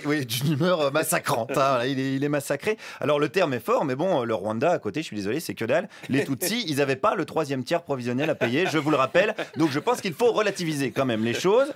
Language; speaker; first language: French; native; French